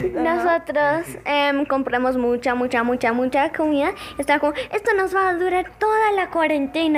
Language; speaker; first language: Spanish; early bilingual, heritage; Spanish